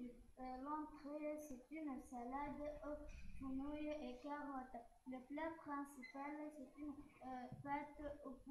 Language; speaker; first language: French; non-native, learner; Arabic